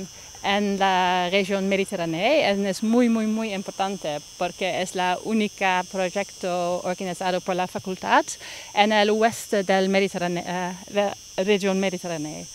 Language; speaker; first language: Catalan; non-native, learner; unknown